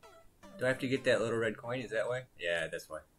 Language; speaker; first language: English; native; English